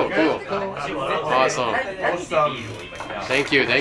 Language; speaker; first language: English; non-native, learner; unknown